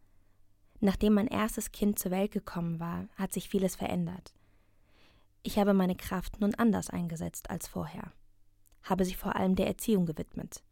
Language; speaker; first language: German; non-native, learner; Russian